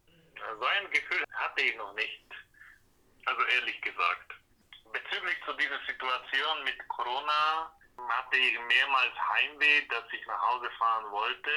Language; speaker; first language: German; non-native, fluent; Slovak